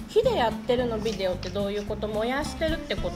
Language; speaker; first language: Japanese; native; Japanese